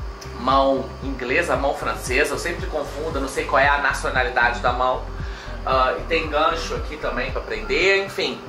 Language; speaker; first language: Portuguese; native; Portuguese